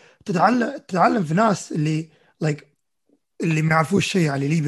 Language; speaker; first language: Arabic; early bilingual, other home language; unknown